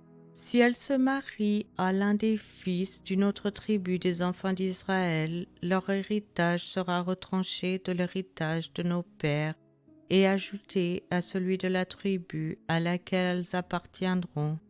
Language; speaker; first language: French; native; French